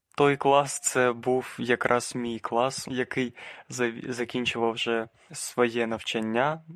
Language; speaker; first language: Ukrainian; native; Ukrainian